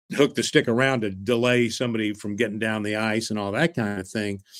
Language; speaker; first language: English; native; English